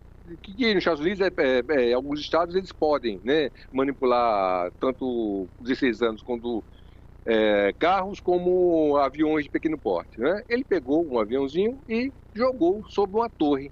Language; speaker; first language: Portuguese; native; Portuguese